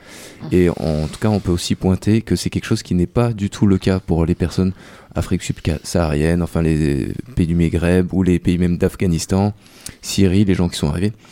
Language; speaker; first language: French; native; French